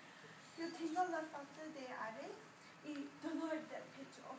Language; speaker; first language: Spanish; non-native, learner; English